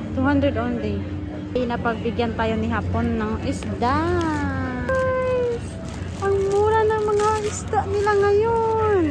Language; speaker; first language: Filipino; native; Filipino